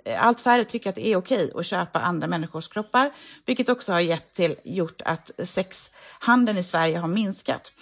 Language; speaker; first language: Swedish; native; Swedish